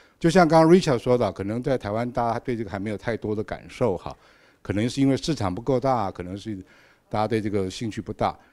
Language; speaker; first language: Chinese; native; Chinese